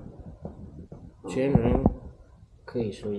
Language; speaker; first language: Chinese; non-native, learner; Shona